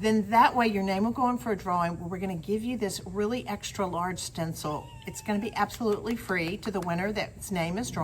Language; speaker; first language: English; native; English